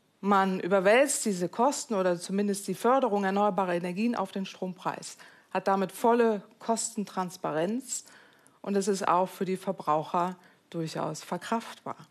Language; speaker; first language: German; native; German